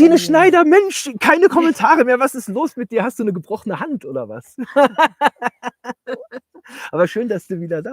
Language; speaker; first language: German; native; German